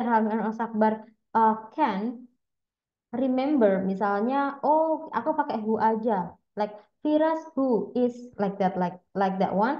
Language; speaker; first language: English; non-native, fluent; Indonesian